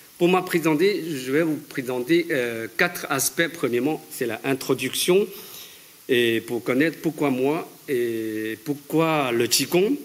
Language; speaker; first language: French; non-native, fluent; Chinese